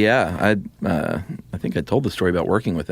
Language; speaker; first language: English; native; English